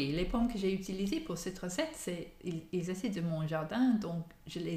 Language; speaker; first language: French; non-native, fluent; English